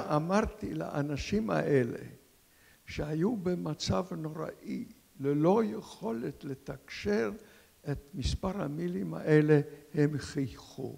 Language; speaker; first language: Hebrew; non-native, fluent; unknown